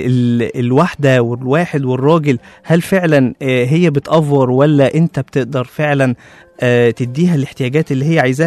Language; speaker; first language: Arabic; native; Arabic